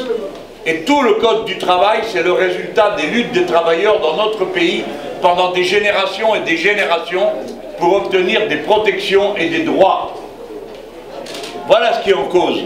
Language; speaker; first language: French; native; French